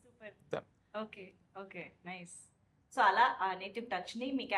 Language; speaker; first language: Telugu; native; Telugu